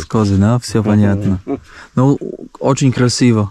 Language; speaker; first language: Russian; non-native, learner; Polish